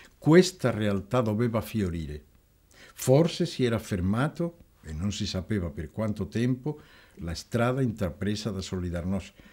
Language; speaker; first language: Italian; non-native, fluent; Spanish